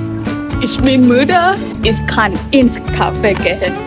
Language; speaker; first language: German; non-native, learner; Thai